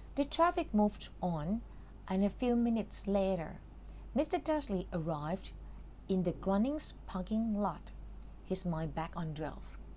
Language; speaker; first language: English; non-native, fluent; Thai